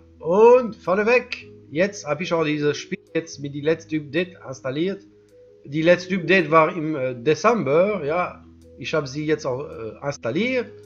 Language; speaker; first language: German; non-native, learner; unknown